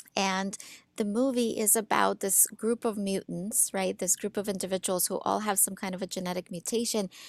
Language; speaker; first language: English; early bilingual, other home language; Russian